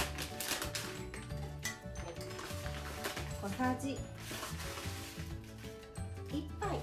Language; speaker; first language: Japanese; native; Japanese